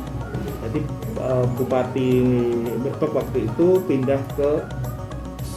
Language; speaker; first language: Indonesian; native; Indonesian